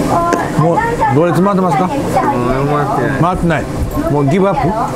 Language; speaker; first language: Japanese; native; Japanese